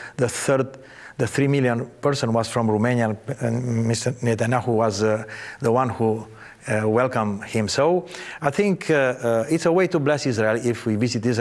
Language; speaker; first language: English; non-native, fluent; Romanian